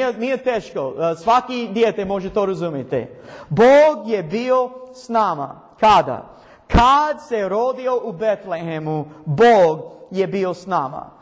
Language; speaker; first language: Croatian; non-native, learner; English